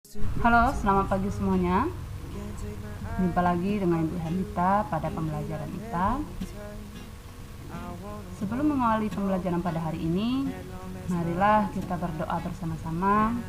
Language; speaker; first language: Indonesian; native; Indonesian